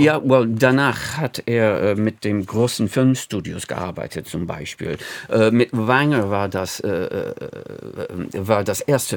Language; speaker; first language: German; non-native, fluent; English